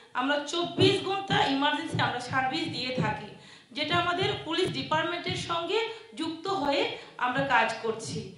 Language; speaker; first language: Bangla; non-native, local second language; Chakma